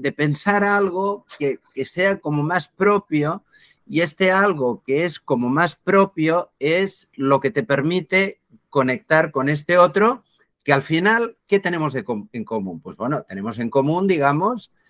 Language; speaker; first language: Spanish; native; Spanish